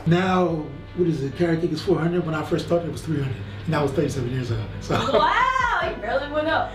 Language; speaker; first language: English; native; English